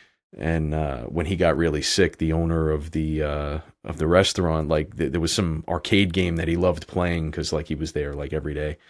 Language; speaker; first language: English; native; English